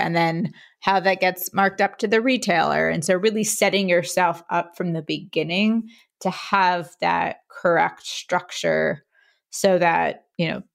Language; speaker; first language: English; native; English